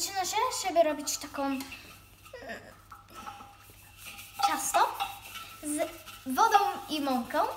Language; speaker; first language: Polish; early bilingual, heritage; Polish